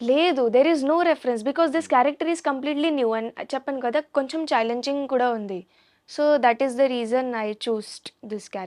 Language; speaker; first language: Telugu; non-native, local second language; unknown